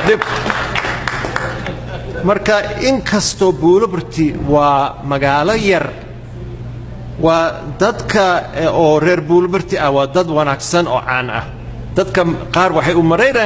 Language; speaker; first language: Somali; non-native, fluent; English